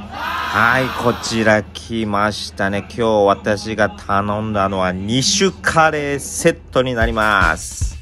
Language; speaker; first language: Japanese; native; Japanese